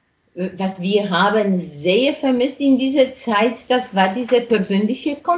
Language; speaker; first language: German; non-native, fluent; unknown